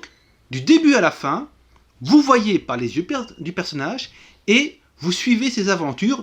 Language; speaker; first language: French; native; French